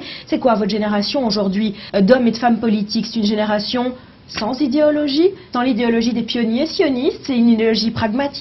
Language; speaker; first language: French; native; French